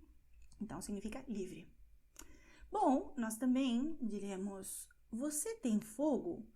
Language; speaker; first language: Portuguese; non-native, fluent; Spanish